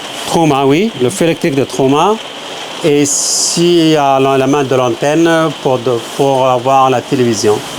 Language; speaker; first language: French; non-native, fluent; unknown